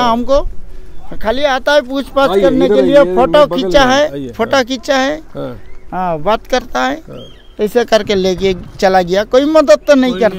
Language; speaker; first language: Hindi; non-native, local second language; Bangla